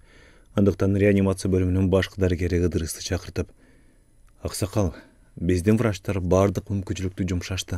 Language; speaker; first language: Kyrgyz; native; Kyrgyz